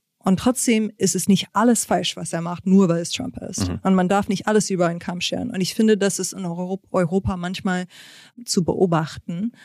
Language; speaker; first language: German; non-native, fluent; English